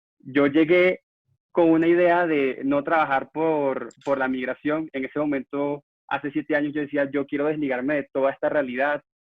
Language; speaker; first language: Spanish; native; Spanish